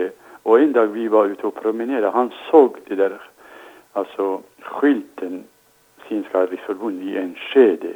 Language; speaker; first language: Swedish; non-native, fluent; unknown